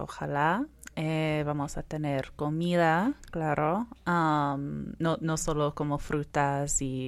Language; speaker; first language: Spanish; non-native, fluent; English